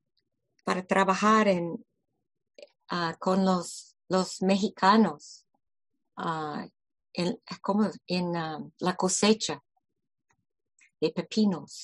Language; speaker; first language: Spanish; non-native, fluent; English